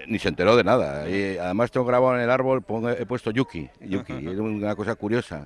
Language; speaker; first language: Spanish; native; Spanish